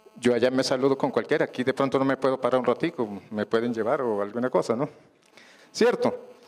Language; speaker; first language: Spanish; non-native, local second language; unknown